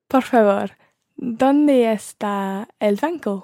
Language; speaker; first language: Spanish; non-native, learner; English